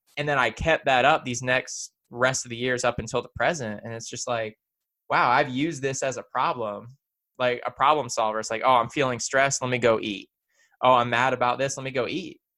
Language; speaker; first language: English; native; English